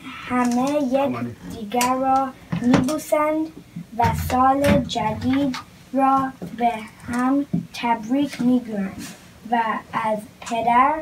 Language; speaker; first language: Persian; early bilingual, heritage; Persian